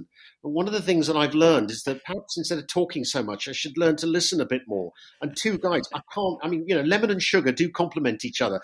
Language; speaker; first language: English; native; English